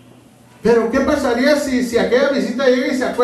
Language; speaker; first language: Spanish; native; Spanish